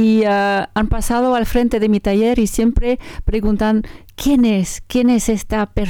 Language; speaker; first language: Spanish; non-native, learner; French